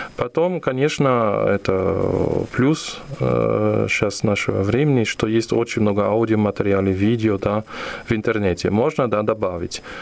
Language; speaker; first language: Russian; non-native, fluent; German